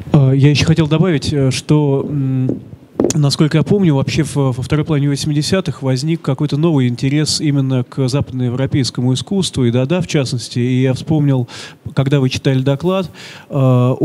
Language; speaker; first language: Russian; native; Russian